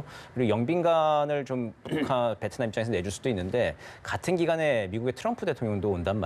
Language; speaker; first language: Korean; native; Korean